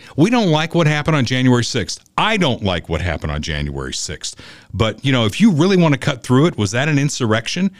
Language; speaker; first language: English; native; English